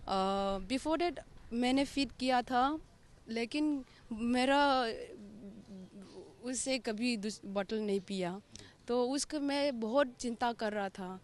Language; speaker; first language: Hindi; non-native, local second language; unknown